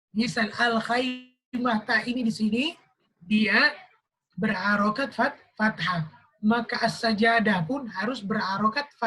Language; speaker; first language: Indonesian; native; Indonesian